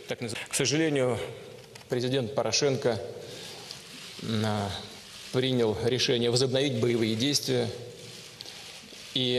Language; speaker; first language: Russian; native; Russian